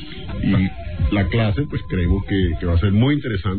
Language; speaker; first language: Spanish; native; Spanish